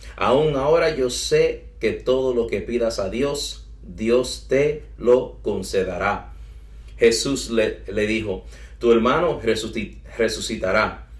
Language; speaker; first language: Spanish; early bilingual, heritage; English